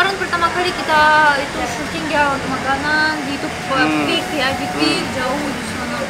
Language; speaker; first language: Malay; non-native, learner; Russian